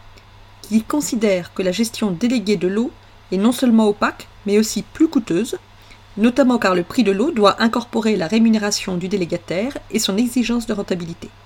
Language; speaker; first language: French; native; French